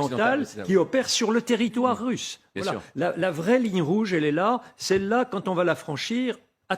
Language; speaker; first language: French; native; French